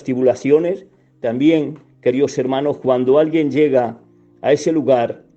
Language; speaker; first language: Spanish; native; Spanish